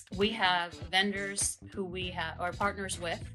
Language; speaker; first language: English; native; English